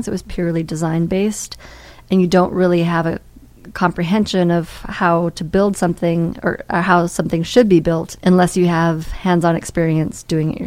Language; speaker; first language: English; native; English